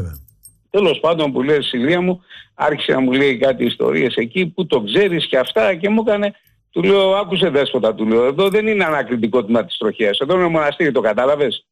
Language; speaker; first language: Greek; native; Greek